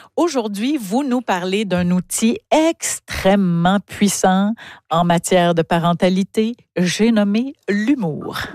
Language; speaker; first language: French; native; French